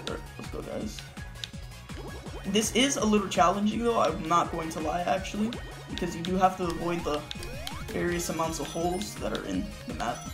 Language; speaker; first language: English; native; English